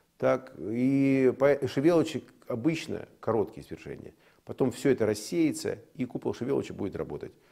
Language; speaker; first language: Russian; native; Russian